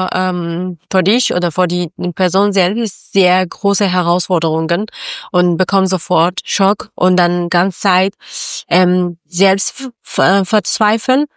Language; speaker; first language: German; non-native, learner; Persian